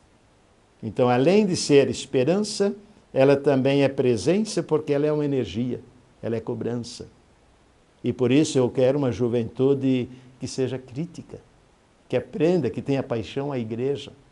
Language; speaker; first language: Portuguese; native; Portuguese